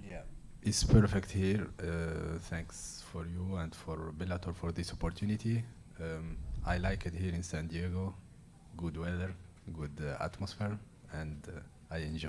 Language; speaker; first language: English; non-native, learner; Arabic